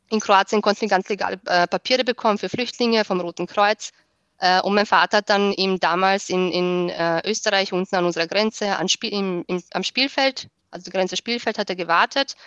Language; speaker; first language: German; early bilingual, other home language; Bosnian